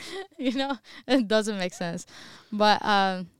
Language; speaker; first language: English; non-native, fluent; Arabic